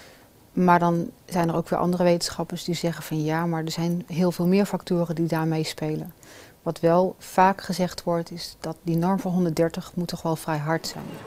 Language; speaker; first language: Dutch; native; Dutch